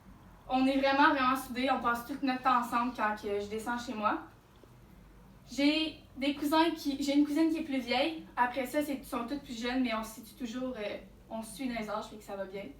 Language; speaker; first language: French; native; French